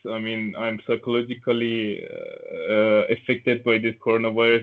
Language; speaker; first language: English; non-native, local second language; Turkish